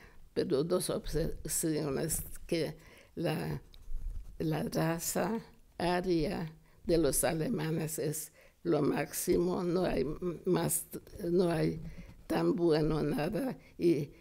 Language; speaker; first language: Spanish; non-native, fluent; Hungarian